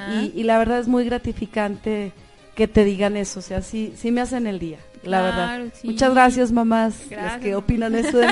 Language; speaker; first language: Spanish; native; Spanish